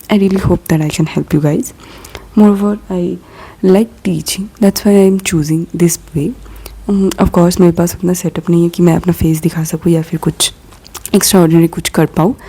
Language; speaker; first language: Hindi; non-native, local second language; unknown